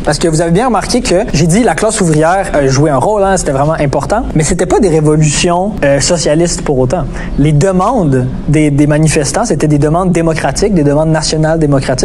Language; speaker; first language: French; native; French